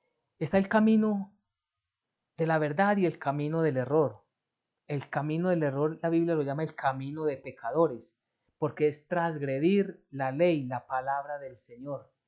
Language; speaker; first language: Spanish; native; Spanish